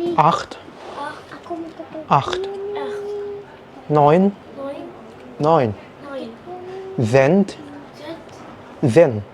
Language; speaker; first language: German; non-native, learner; Indonesian